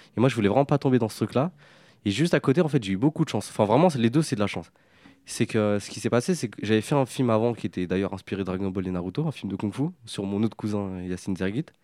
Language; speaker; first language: French; native; French